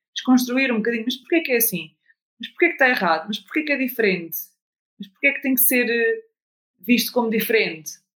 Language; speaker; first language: Portuguese; native; Portuguese